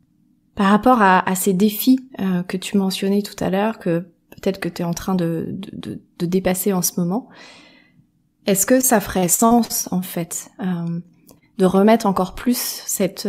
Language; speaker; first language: French; native; French